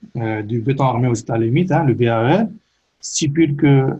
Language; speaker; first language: French; native; French